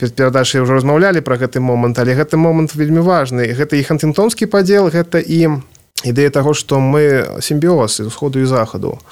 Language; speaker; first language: Belarusian; non-native, local second language; Russian